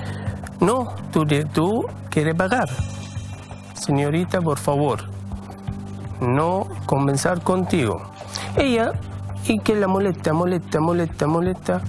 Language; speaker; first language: Spanish; non-native, learner; Arabic